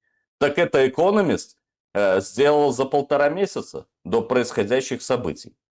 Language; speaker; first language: Russian; native; Russian